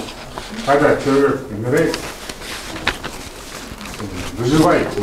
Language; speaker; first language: Russian; non-native, local second language; Kyrgyz